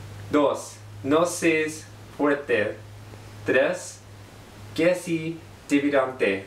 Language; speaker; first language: Spanish; non-native, learner; English